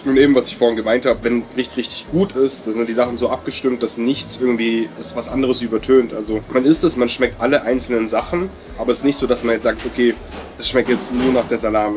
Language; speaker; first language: German; native; German